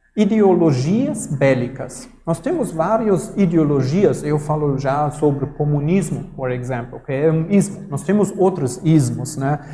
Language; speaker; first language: Portuguese; non-native, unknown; German